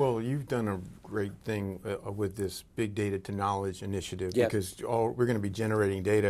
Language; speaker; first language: English; native; English